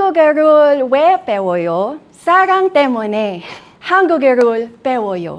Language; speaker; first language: Korean; non-native, learner; Filipino